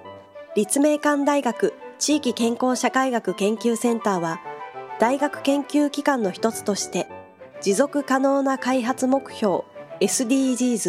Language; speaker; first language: Japanese; native; Japanese